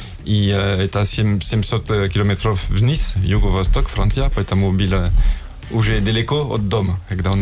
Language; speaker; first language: Russian; non-native, learner; French